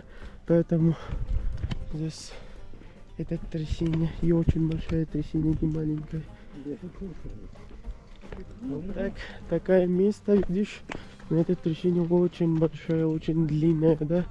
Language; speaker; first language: Russian; non-native, learner; Persian